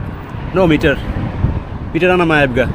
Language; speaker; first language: Arabic; non-native, learner; Bangla